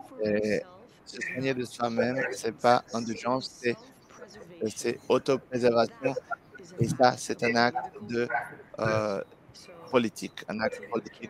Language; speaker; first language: French; non-native, learner; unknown